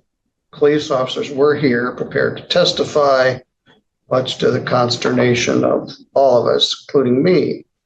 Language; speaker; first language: English; native; English